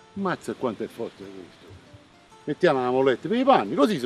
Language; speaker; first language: Italian; native; Italian